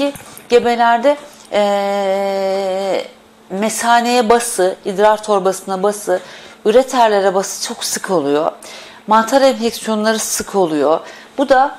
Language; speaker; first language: Turkish; native; Turkish